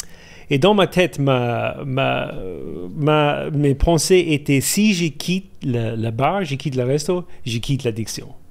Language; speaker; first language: French; non-native, fluent; English